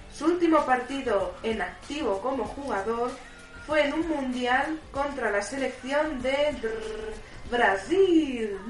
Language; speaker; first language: Spanish; native; Spanish